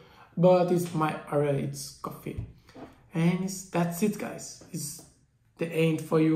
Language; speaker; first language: English; non-native, learner; Portuguese